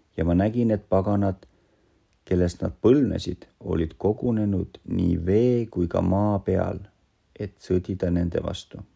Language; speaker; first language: Estonian; non-native, local second language; Russian